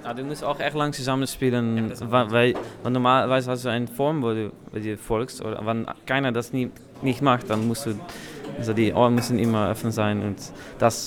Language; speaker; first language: German; non-native, learner; Dutch